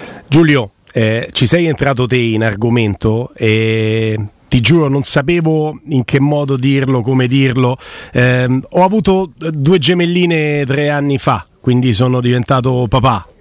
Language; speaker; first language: Italian; native; Italian